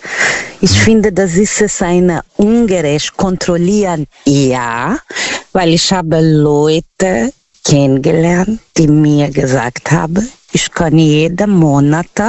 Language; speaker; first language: German; non-native, learner; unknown